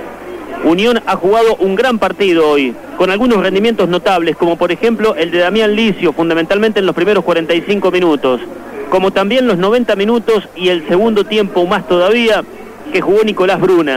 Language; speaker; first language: Spanish; native; Spanish